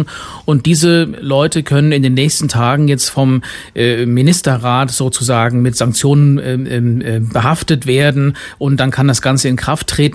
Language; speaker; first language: German; native; German